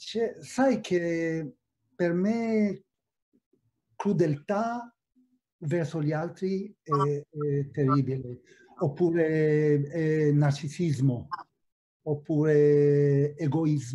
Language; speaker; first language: Italian; non-native, fluent; Hebrew